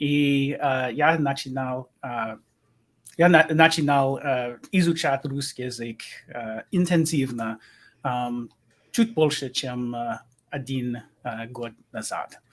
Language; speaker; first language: Russian; non-native, learner; English